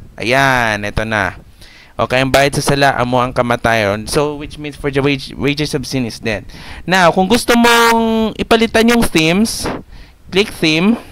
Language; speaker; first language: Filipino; non-native, local second language; Hiligaynon